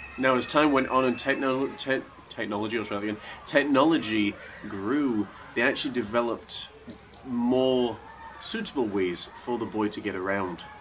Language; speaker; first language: English; native; English